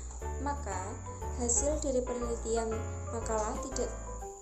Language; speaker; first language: Indonesian; native; Indonesian